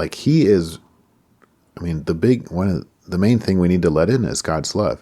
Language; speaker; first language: English; native; English